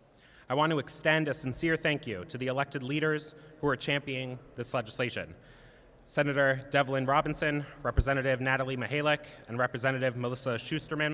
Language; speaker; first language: English; native; English